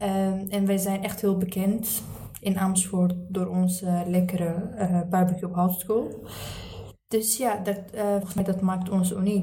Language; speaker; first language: Dutch; early bilingual, other home language; Arabic